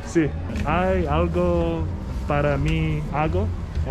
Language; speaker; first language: Spanish; non-native, learner; English